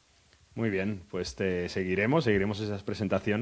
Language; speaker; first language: Spanish; native; Spanish